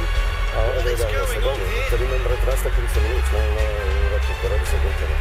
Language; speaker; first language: Catalan; non-native, fluent; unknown